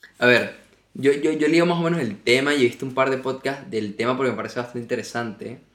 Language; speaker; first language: Spanish; native; Spanish